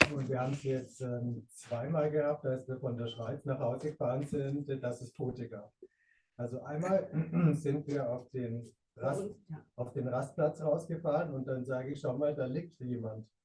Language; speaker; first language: German; native; German